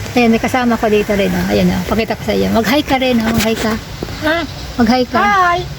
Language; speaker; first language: Filipino; non-native, local second language; Bikol